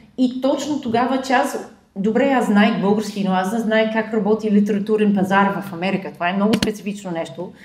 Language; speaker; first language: Bulgarian; non-native, fluent; English